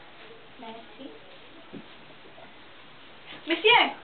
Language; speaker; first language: French; non-native, learner; English